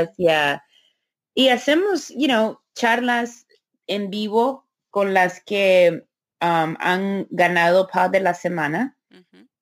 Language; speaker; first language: Spanish; early bilingual, heritage; Spanish